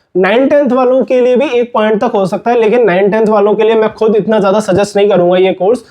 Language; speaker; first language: Hindi; native; Hindi